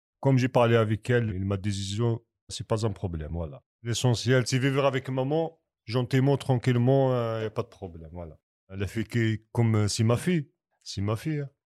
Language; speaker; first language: French; non-native, learner; Kabyle